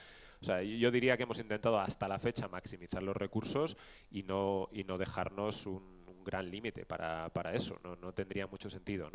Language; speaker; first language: Spanish; native; Spanish